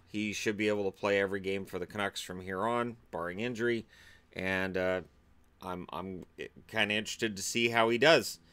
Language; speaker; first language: English; native; English